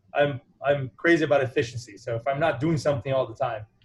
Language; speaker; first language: English; non-native, fluent; Portuguese